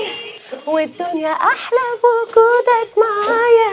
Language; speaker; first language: Arabic; native; Arabic